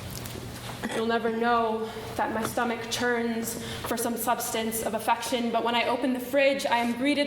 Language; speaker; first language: English; native; English